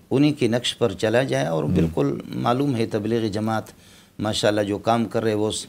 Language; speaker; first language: Urdu; non-native, local second language; Brahui